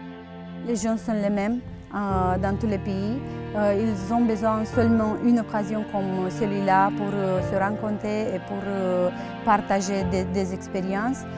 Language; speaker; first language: French; non-native, fluent; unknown